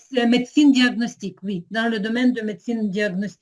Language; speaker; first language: French; non-native, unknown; Ukrainian